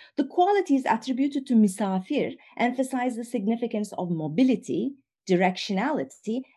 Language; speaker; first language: English; non-native, fluent; Turkish